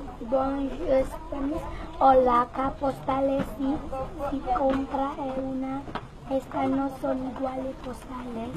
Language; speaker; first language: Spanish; non-native, learner; Indonesian